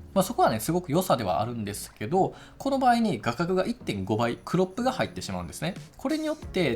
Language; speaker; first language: Japanese; native; Japanese